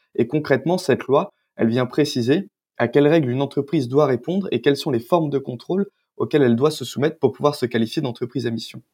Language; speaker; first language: French; native; French